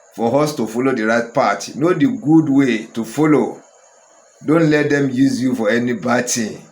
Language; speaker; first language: English; non-native, local second language; Yoruba